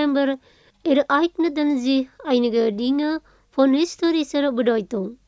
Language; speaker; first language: German; non-native, fluent; Indonesian